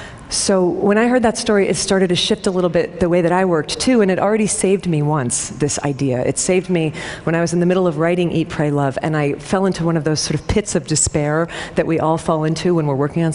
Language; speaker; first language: English; native; English